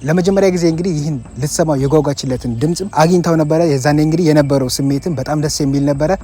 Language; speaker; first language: Amharic; native; Amharic